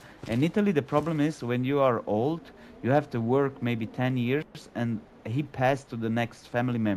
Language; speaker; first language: English; non-native, fluent; Italian